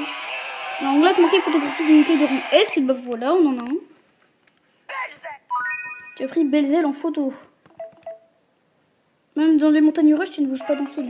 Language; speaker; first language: French; native; French